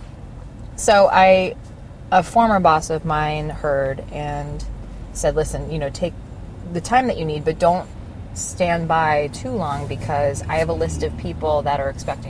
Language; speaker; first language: English; native; English